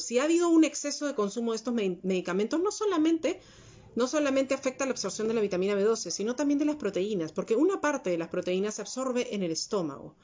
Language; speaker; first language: Spanish; native; Spanish